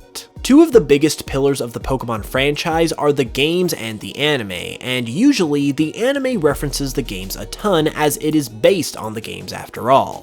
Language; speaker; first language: English; native; English